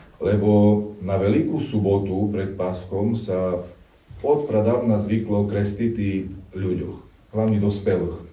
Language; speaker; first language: Slovak; non-native, local second language; Rusyn